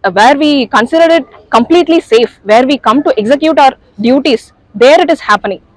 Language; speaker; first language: English; non-native, local second language; Telugu